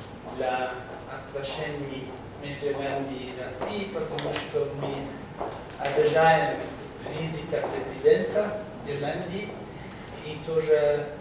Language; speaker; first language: Russian; non-native, learner; English